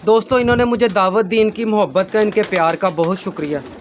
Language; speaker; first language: Urdu; non-native, local second language; Punjabi